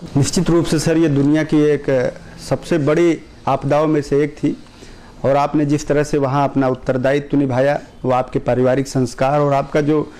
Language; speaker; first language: Hindi; native; Hindi